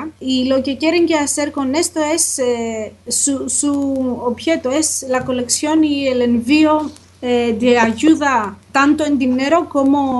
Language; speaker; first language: Spanish; non-native, fluent; Greek